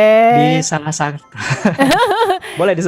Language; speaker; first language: Indonesian; native; Indonesian